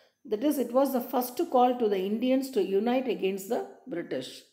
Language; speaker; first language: English; non-native, local second language; Tamil